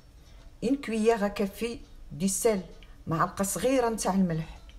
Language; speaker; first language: French; non-native, fluent; Arabic